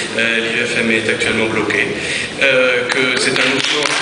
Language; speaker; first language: French; native; French